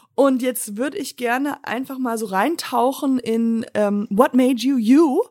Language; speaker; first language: German; native; German